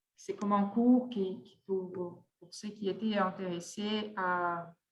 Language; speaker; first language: French; non-native, fluent; Portuguese